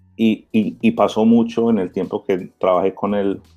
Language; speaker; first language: Spanish; early bilingual, heritage; Spanish